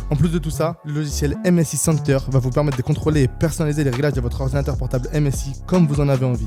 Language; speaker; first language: French; native; French